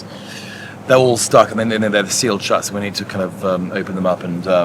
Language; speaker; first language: English; native; English